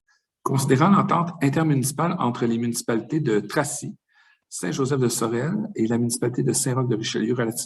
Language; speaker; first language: French; native; French